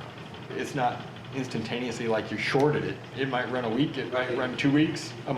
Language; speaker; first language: English; native; English